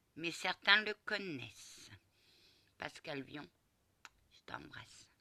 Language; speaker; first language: French; early bilingual, other home language; Portuguese